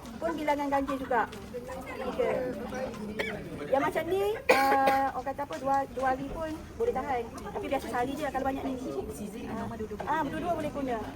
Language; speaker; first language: Malay; native; Malay